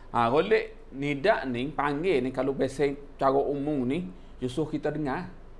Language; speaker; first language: Malay; native; Malay